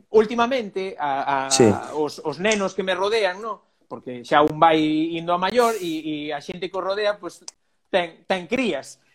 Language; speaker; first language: Galician; non-native, local second language; Spanish